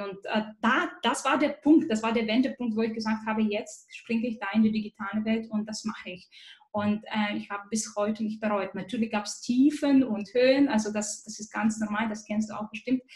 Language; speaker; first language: German; non-native, fluent; Bulgarian